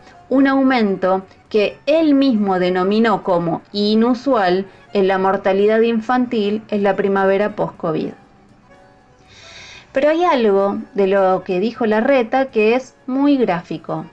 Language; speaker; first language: Spanish; native; Spanish